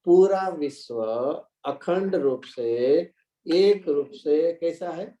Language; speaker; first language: Hindi; non-native, local second language; Gujarati